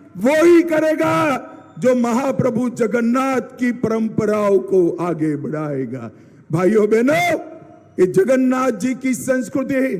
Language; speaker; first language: Hindi; non-native, local second language; Gujarati